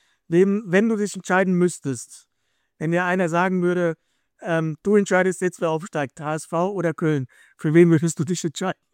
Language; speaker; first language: German; native; German